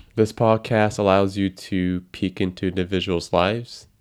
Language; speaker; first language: English; non-native, fluent; Japanese